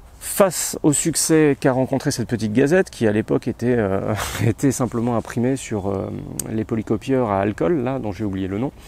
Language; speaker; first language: French; native; French